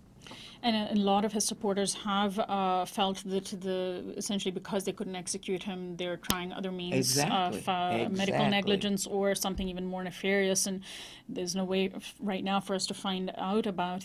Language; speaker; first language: English; native; English